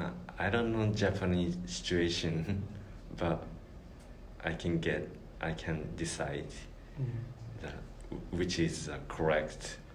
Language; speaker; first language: English; non-native, learner; Japanese